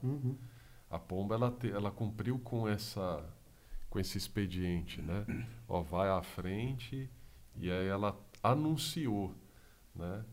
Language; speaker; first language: Portuguese; native; Portuguese